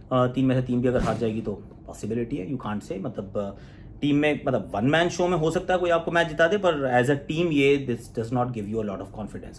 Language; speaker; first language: Hindi; native; Hindi